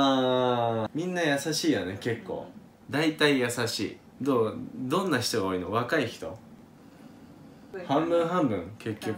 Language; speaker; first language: Japanese; native; Japanese